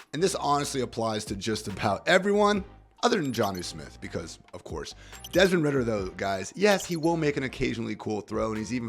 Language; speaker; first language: English; native; English